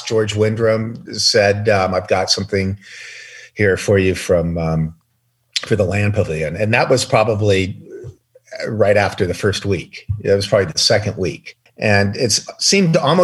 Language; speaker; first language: English; native; English